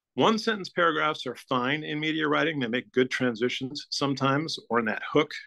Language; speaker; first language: English; native; English